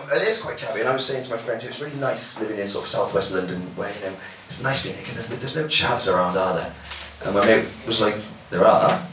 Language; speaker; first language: English; native; English